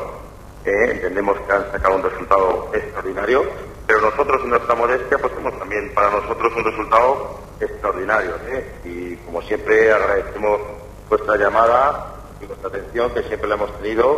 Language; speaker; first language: Spanish; native; Spanish